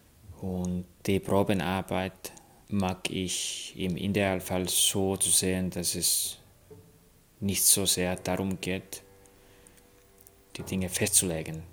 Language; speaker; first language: German; non-native, fluent; Finnish